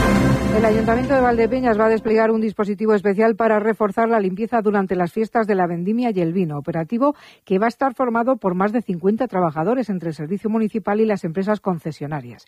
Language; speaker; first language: Spanish; native; Spanish